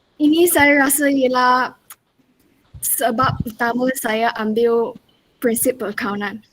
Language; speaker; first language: Malay; non-native, local second language; Chinese